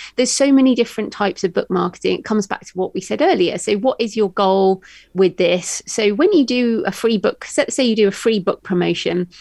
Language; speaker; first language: English; native; English